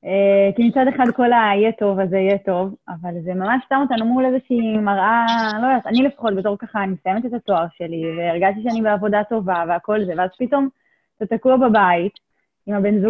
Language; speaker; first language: Hebrew; native; Hebrew